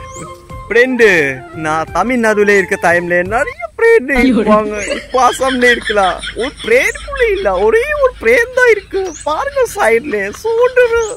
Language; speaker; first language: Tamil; non-native, learner; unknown